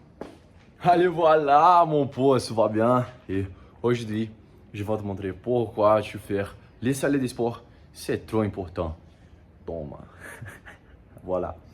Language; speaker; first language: French; non-native, learner; Portuguese